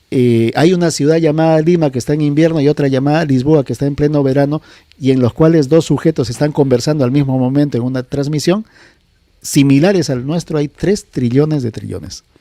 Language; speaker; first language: Spanish; native; Spanish